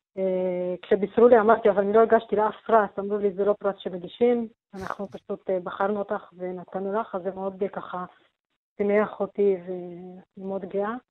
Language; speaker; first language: Hebrew; non-native, local second language; Arabic